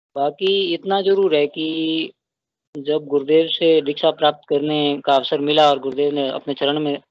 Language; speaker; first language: Hindi; native; Hindi